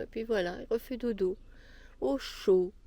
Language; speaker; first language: French; native; French